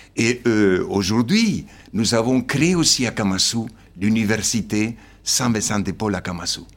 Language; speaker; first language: French; non-native, fluent; Slovenian